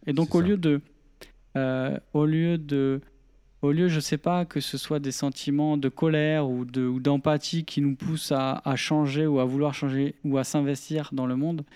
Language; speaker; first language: French; native; French